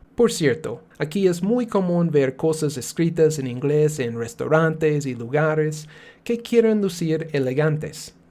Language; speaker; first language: Spanish; non-native, learner; English